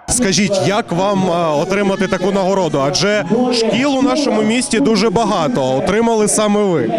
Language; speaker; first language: Ukrainian; native; Ukrainian